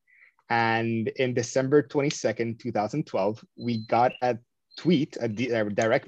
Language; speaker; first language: English; non-native, fluent; Spanish